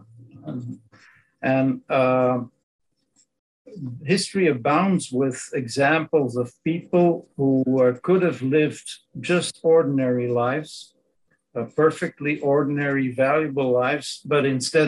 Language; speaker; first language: English; non-native, fluent; Dutch